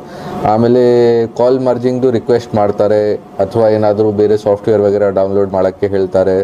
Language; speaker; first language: Kannada; non-native, local second language; Hindi